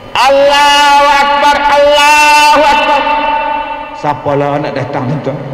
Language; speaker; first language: Malay; native; Malay